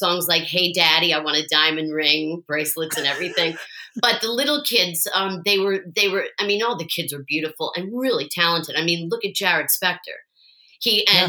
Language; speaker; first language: English; native; English